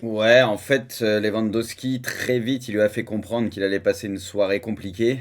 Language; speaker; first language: French; native; French